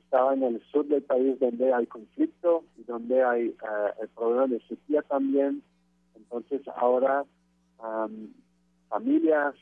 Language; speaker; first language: Spanish; non-native, fluent; French